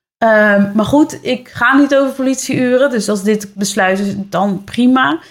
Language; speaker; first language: Dutch; native; Dutch